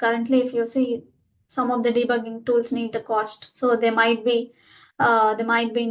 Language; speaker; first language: English; non-native, local second language; Telugu